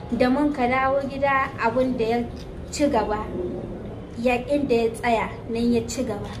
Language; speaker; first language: Hausa; native; Hausa